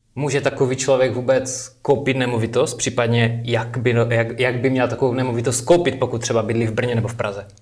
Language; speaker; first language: Czech; native; Czech